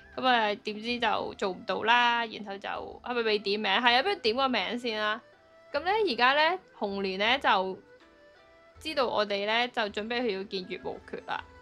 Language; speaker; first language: Cantonese; early bilingual, heritage; Cantonese